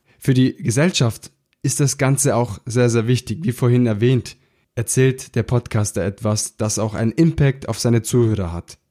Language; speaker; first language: German; early bilingual, other home language; Italian